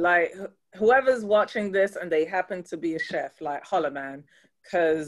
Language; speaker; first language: English; non-native, local second language; Yoruba